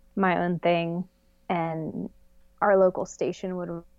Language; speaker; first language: English; native; English